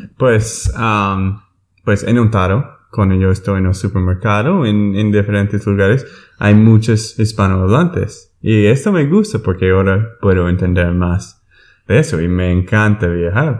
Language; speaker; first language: Spanish; non-native, learner; English